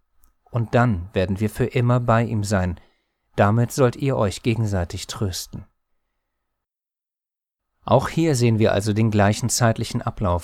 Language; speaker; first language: German; native; German